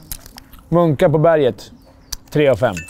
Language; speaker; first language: Swedish; native; Swedish